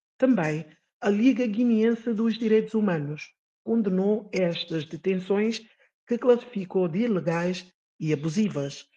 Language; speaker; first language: Portuguese; non-native, local second language; Upper Guinea Crioulo